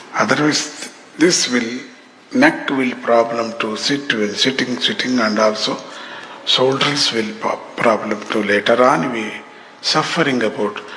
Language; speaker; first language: English; non-native, local second language; Telugu